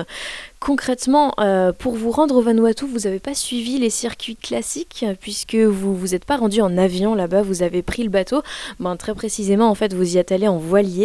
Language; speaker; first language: French; native; French